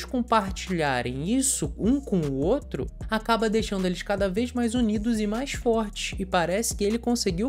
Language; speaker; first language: Portuguese; native; Portuguese